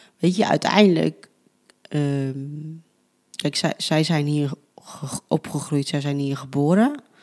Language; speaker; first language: Dutch; early bilingual, other home language; Spanish